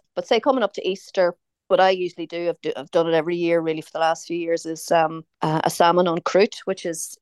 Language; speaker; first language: English; native; English